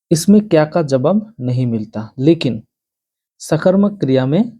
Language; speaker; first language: Hindi; non-native, local second language; Bangla